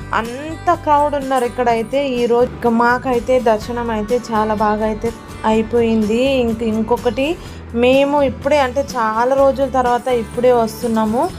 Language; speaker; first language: Telugu; non-native, local second language; Lambadi